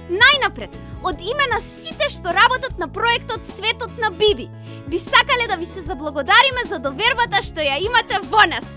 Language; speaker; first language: Macedonian; native; Macedonian